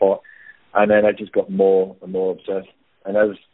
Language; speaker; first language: English; native; English